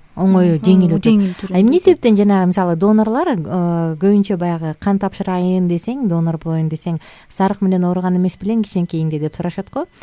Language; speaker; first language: Kyrgyz; native; Kyrgyz